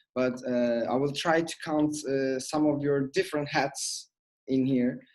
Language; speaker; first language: English; non-native, fluent; Turkish